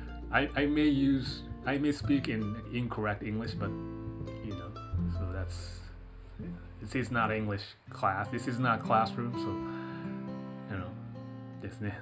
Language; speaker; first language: English; non-native, fluent; Japanese